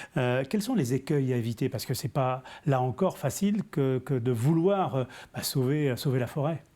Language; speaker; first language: French; native; French